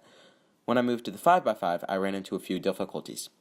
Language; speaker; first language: English; native; English